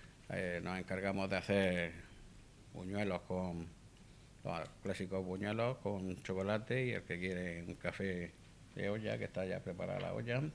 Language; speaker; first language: Spanish; native; Spanish